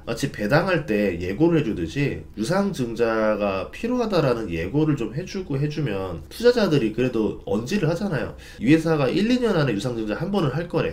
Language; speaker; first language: Korean; native; Korean